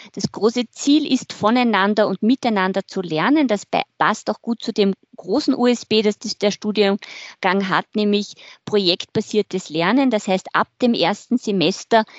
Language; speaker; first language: German; native; German